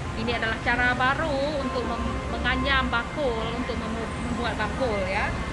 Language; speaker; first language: Malay; non-native, local second language; Iban